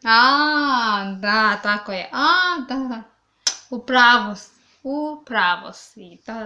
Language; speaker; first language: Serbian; non-native, learner; English